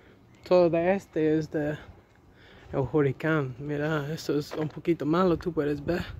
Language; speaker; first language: Spanish; non-native, learner; English